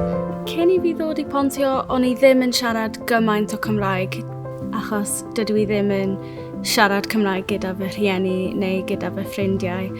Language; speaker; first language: Welsh; non-native, local second language; English